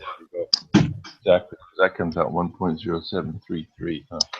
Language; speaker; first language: English; native; English